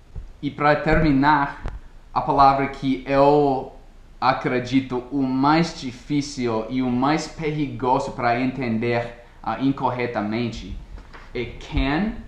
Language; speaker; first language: Portuguese; non-native, fluent; English